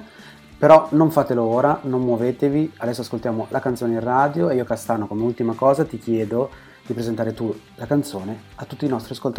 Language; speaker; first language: Italian; native; Italian